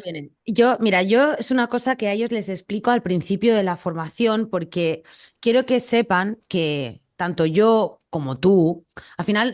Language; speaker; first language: Spanish; native; Spanish